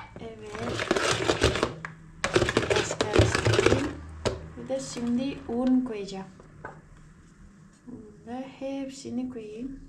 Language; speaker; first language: Turkish; non-native, learner; Indonesian